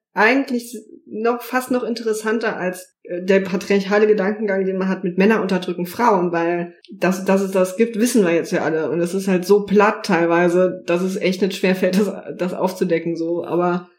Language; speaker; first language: German; native; German